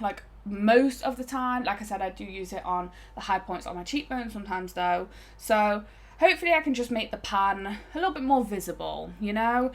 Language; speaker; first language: English; native; English